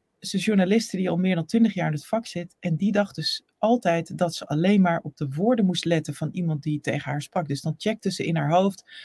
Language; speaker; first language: Dutch; native; Dutch